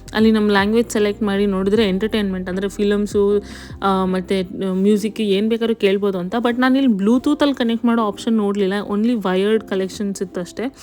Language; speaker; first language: Kannada; native; Kannada